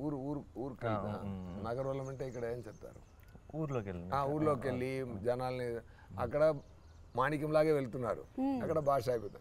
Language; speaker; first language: Telugu; non-native, fluent; Tamil